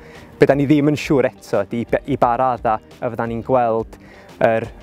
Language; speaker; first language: Welsh; native; Welsh